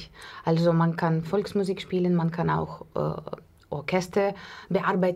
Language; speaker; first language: German; non-native, fluent; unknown